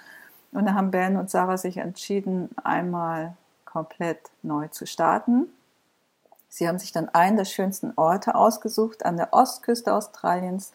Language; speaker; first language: German; native; German